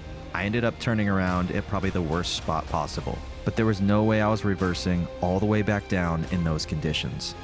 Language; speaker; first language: English; native; English